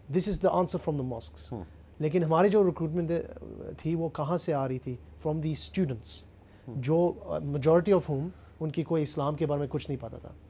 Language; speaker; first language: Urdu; early bilingual, heritage; Urdu